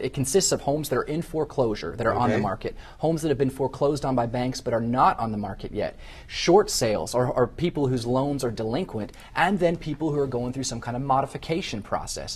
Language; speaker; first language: English; native; English